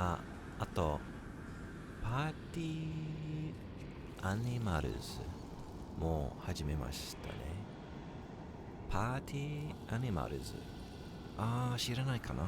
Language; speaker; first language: Japanese; non-native, learner; English